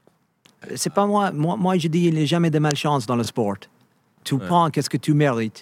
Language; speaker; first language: French; non-native, fluent; English